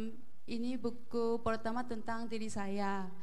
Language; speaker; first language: Indonesian; non-native, learner; Korean